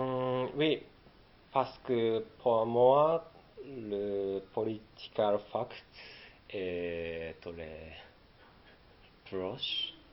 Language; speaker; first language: French; non-native, learner; Japanese